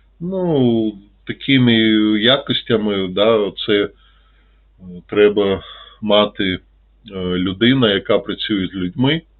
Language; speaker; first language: Ukrainian; non-native, local second language; Russian